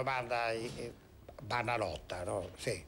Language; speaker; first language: Italian; native; Italian